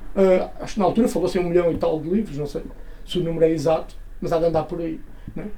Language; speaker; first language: Portuguese; native; Portuguese